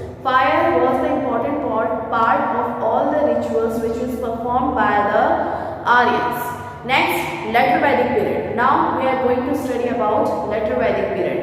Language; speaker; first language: English; non-native, local second language; Hindi